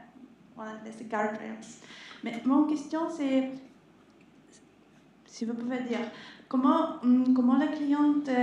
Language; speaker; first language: French; non-native, learner; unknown